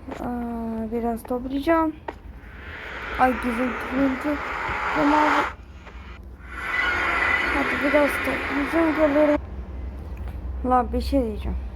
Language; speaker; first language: Turkish; early bilingual, other home language; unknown